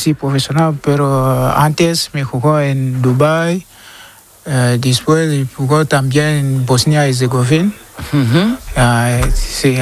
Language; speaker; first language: Spanish; non-native, learner; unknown